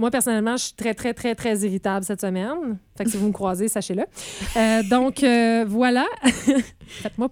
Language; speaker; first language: French; native; French